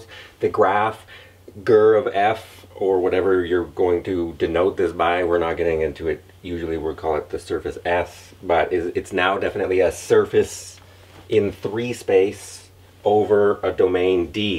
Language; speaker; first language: English; native; English